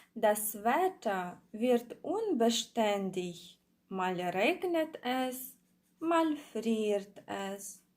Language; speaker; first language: German; non-native, fluent; Ukrainian